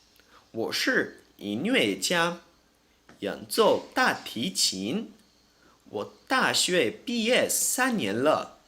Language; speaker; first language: Chinese; non-native, learner; Portuguese